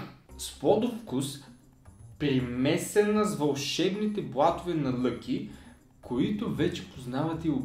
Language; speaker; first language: Bulgarian; native; Bulgarian